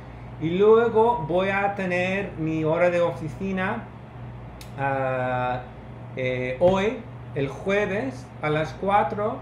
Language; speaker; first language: Spanish; non-native, fluent; English